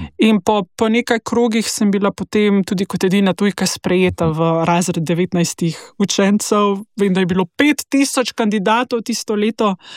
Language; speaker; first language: Slovenian; native; Slovenian